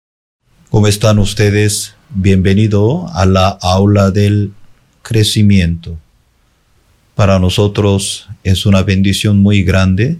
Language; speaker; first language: Spanish; non-native, fluent; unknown